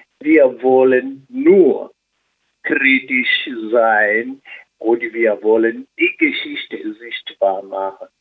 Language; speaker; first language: German; non-native, learner; Swahili